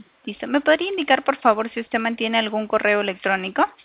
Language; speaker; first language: Spanish; native; Spanish